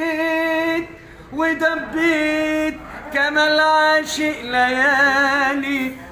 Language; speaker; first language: Arabic; native; Arabic